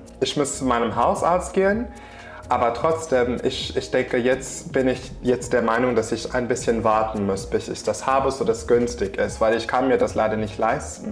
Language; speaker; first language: German; non-native, fluent; English